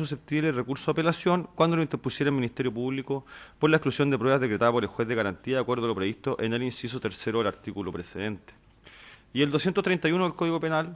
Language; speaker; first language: Spanish; native; Spanish